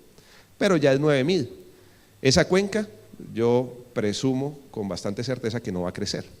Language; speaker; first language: Spanish; native; Spanish